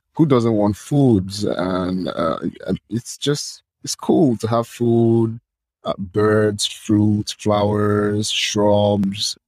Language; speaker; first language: English; non-native, local second language; Yoruba